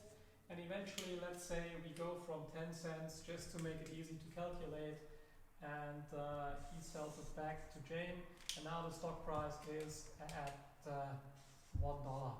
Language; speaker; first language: English; non-native, fluent; German